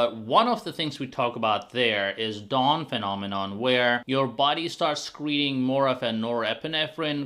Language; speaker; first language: English; non-native, fluent; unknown